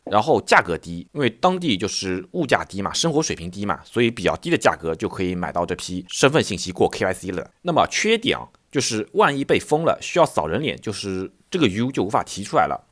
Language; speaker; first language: Chinese; native; Chinese